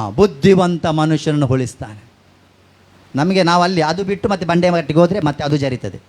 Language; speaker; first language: Kannada; non-native, local second language; Tulu